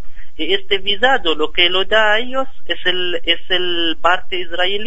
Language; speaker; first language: Spanish; non-native, fluent; Arabic